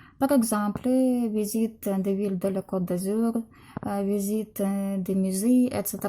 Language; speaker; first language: French; non-native, fluent; Ukrainian